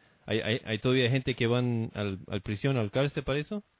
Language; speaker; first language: Spanish; non-native, fluent; English